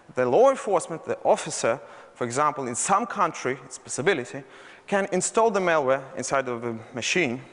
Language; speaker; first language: English; non-native, fluent; Russian